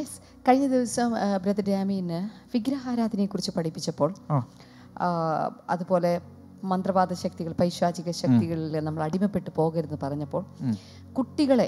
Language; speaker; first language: Malayalam; native; Malayalam